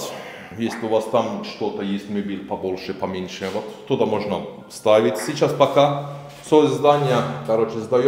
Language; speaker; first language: Russian; non-native, learner; Turkish